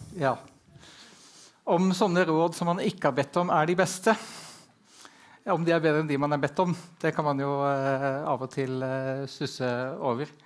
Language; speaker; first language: Norwegian; native; Norwegian